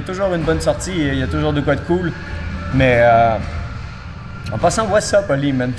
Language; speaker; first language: French; native; French